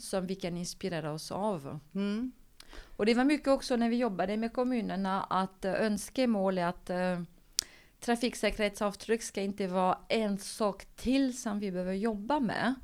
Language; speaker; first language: Swedish; non-native, fluent; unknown